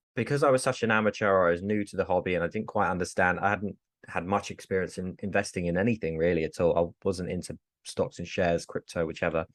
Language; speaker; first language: English; native; English